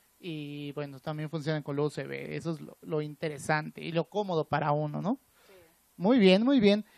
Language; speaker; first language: Spanish; native; Spanish